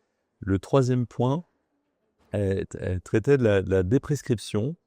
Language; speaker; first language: French; native; French